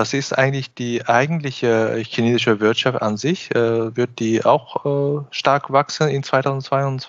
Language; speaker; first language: German; non-native, fluent; Chinese